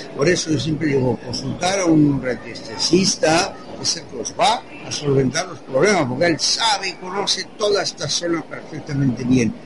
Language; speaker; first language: Spanish; non-native, fluent; French